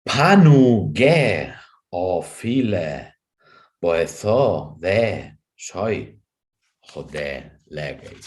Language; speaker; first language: Greek; non-native, fluent; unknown